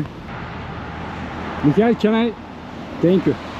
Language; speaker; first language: English; non-native, learner; Turkish